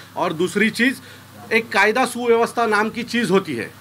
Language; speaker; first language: Hindi; non-native, local second language; Marathi